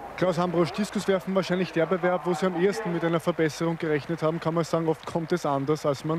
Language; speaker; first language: German; native; German